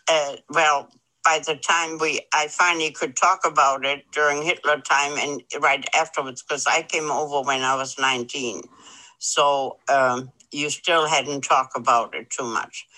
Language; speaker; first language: English; non-native, fluent; German